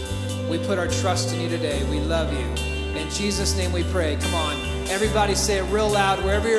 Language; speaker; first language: English; native; English